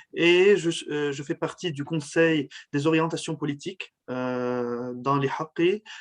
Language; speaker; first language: French; non-native, local second language; Arabic